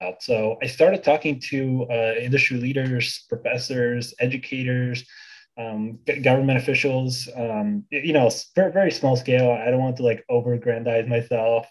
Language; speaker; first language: English; early bilingual, other home language; Bulgarian